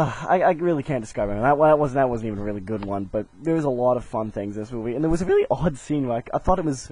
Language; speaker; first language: English; native; English